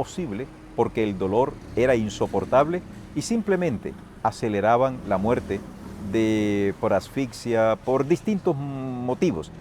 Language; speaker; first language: Spanish; native; Spanish